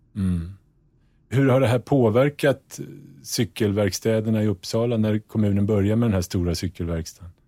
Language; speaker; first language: Swedish; native; Swedish